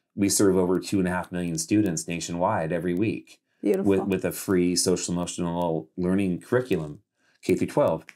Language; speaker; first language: English; native; English